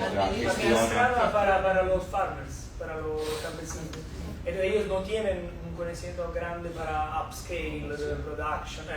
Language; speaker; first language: Spanish; non-native, fluent; Portuguese